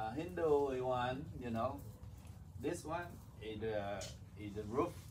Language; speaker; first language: English; non-native, learner; Vietnamese